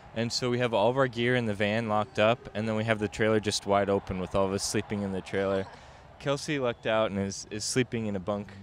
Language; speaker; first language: English; native; English